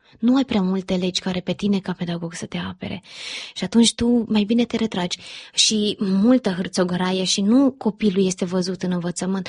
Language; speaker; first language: Romanian; early bilingual, heritage; Romanian